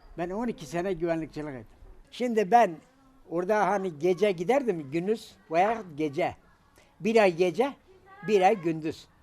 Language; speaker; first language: Turkish; native; Turkish